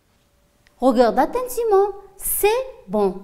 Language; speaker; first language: French; non-native, fluent; Uzbek